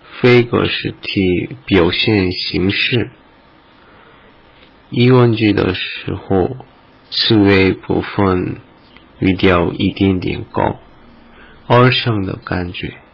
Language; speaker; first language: Chinese; non-native, learner; Korean